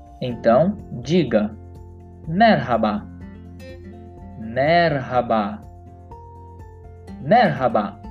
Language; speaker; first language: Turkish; non-native, learner; Portuguese